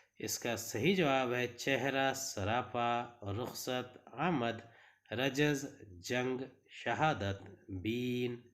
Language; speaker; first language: Urdu; native; Urdu